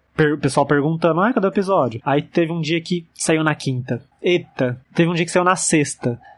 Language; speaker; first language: Portuguese; native; Portuguese